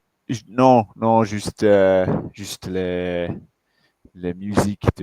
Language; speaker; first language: French; non-native, fluent; English